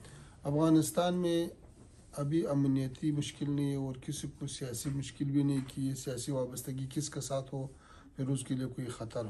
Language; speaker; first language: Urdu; non-native, learner; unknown